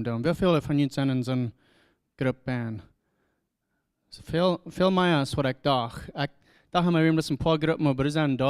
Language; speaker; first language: German; non-native, learner; Plautdietsch